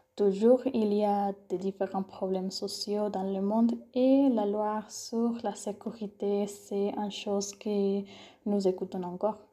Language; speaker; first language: French; non-native, learner; Spanish